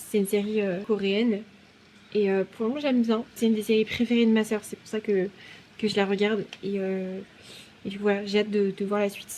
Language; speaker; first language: French; native; French